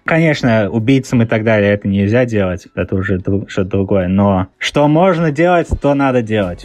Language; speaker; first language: Russian; early bilingual, heritage; Russian